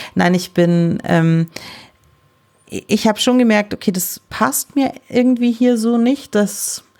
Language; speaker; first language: German; native; German